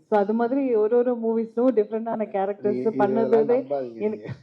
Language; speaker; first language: Tamil; early bilingual, heritage; Tamil